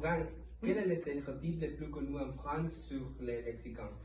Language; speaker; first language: French; non-native, learner; Spanish